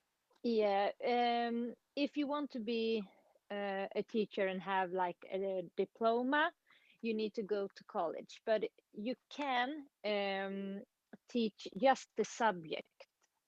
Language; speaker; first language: English; non-native, fluent; Swedish